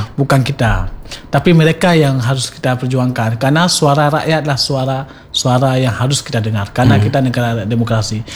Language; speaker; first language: Indonesian; non-native, local second language; Achinese